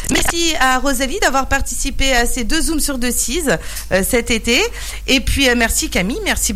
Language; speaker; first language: French; native; French